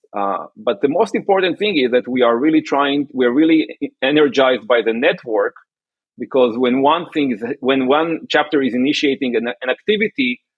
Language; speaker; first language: English; non-native, fluent; Hebrew